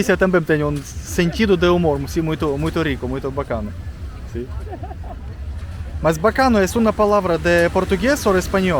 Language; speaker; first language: Portuguese; non-native, learner; Russian